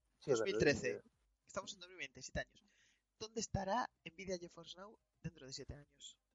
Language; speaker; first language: Spanish; native; Spanish